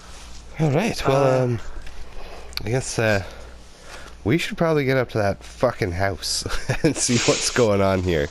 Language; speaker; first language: English; native; English